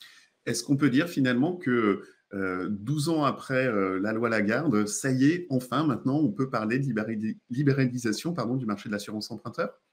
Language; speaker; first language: French; native; French